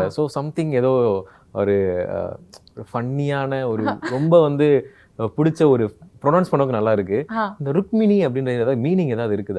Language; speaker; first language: Tamil; native; Tamil